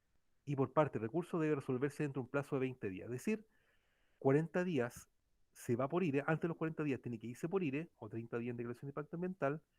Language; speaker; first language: Spanish; native; Spanish